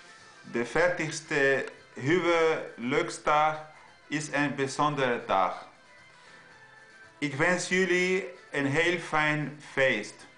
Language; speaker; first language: Dutch; non-native, learner; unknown